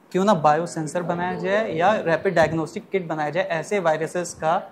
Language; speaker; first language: Hindi; native; Hindi